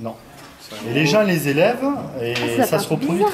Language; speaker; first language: French; native; French